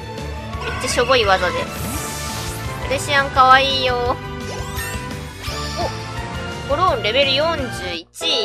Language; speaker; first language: Japanese; native; Japanese